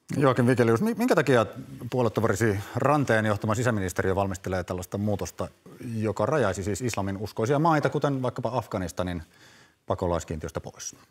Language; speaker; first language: Finnish; native; Finnish